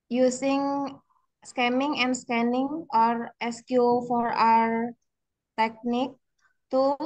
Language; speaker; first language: English; non-native, learner; Indonesian